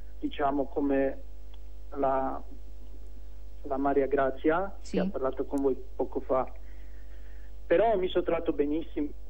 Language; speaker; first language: Italian; non-native, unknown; Slovak